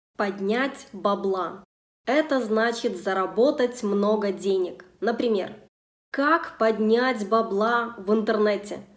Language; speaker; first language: Russian; native; Russian